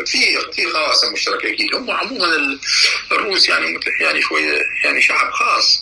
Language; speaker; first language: Arabic; native; Arabic